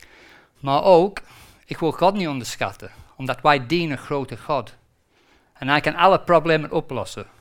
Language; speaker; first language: Dutch; non-native, fluent; English